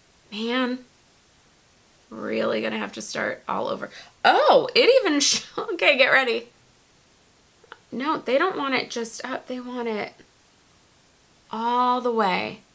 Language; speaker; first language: English; native; English